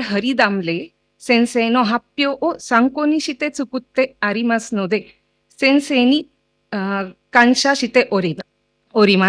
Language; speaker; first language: Japanese; non-native, fluent; Marathi